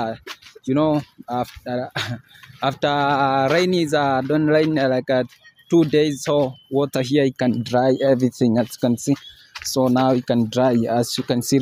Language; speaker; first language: English; non-native, learner; Swahili